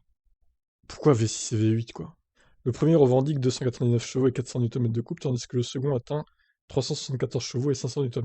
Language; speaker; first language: French; native; French